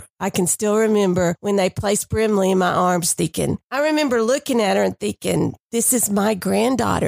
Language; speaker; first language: English; native; English